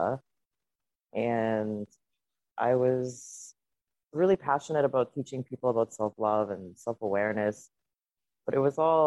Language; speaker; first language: English; non-native, fluent; Russian